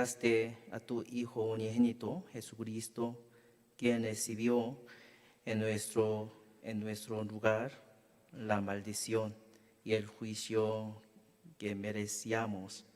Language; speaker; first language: Spanish; non-native, learner; Korean